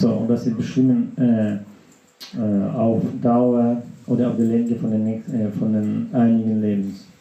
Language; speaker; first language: German; non-native, learner; Russian